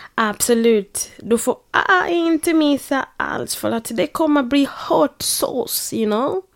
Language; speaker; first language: Swedish; non-native, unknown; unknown